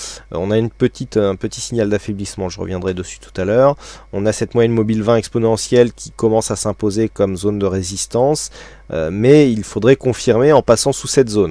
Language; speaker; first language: French; native; French